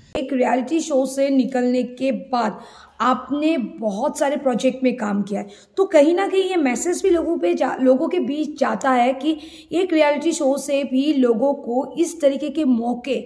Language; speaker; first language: Hindi; non-native, local second language; Assamese